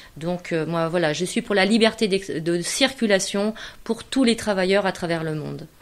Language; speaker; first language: French; native; French